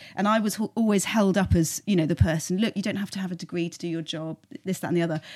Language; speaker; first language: English; native; English